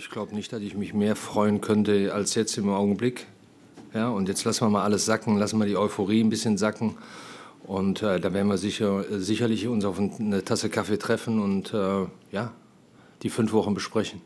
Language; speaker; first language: German; native; German